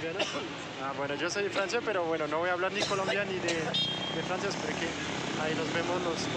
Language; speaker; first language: Spanish; non-native, fluent; French